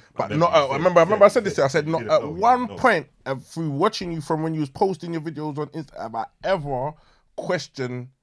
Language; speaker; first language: English; native; English